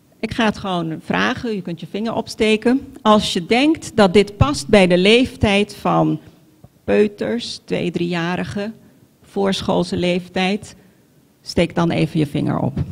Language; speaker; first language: Dutch; non-native, local second language; Papiamento